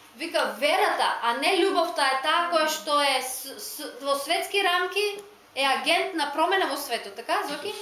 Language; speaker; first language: Macedonian; native; Macedonian